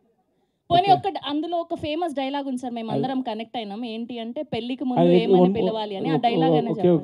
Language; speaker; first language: Telugu; native; Telugu